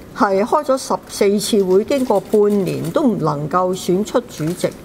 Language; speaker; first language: Cantonese; native; Cantonese